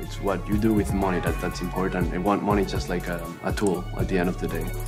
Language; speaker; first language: English; early bilingual, heritage; English